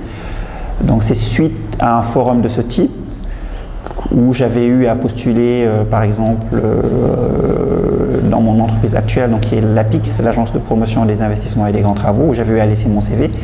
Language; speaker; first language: French; non-native, local second language; Wolof